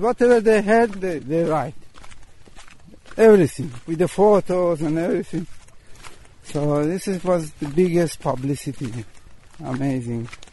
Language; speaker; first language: English; non-native, fluent; Persian